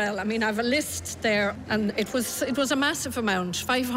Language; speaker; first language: English; native; English